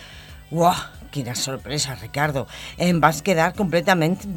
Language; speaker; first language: Catalan; non-native, learner; Spanish